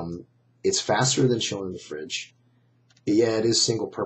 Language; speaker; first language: English; native; English